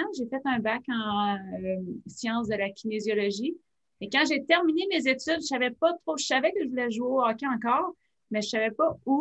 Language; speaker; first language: French; native; French